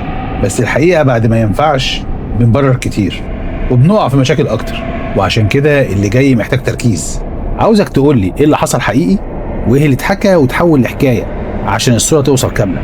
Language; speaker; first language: Arabic; native; Arabic